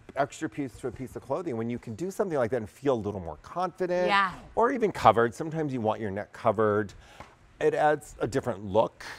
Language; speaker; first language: English; native; English